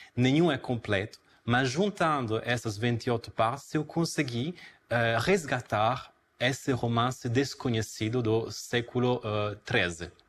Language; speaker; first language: Portuguese; non-native, fluent; Italian